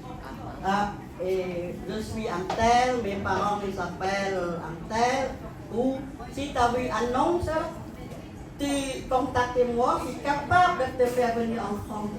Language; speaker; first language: French; non-native, fluent; Khmer